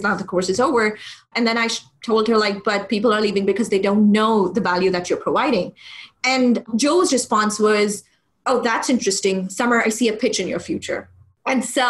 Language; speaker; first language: English; non-native, local second language; Urdu